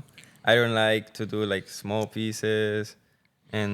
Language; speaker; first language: English; non-native, learner; Spanish